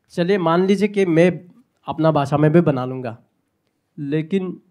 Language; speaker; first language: Hindi; non-native, local second language; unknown